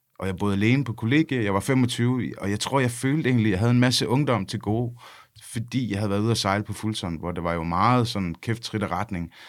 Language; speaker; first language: Danish; early bilingual, other home language; English